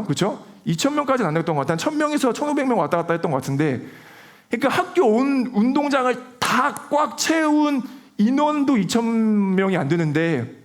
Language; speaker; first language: Korean; native; Korean